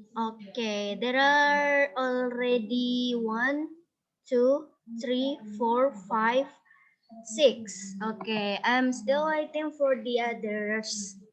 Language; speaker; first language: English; non-native, learner; Indonesian